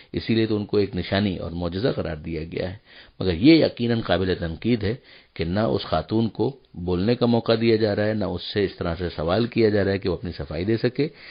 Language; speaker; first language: Urdu; native; Urdu